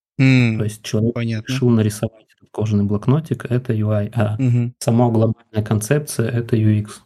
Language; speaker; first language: Russian; native; Russian